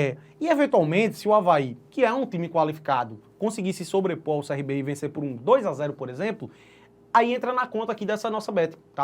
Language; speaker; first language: Portuguese; native; Portuguese